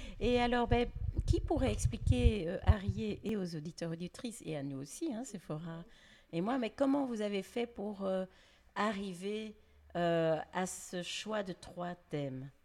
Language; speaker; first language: French; native; French